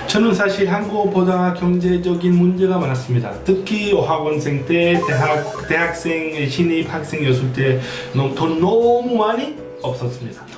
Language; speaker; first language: Korean; non-native, fluent; Spanish